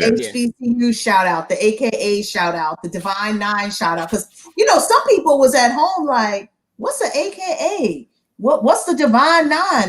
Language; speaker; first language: English; native; English